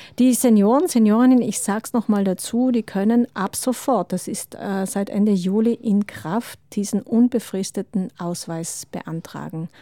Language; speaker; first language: German; native; German